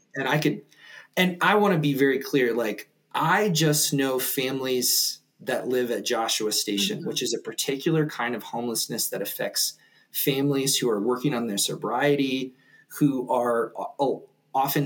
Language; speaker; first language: English; native; English